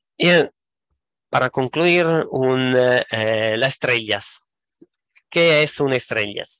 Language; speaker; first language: Spanish; non-native, fluent; Italian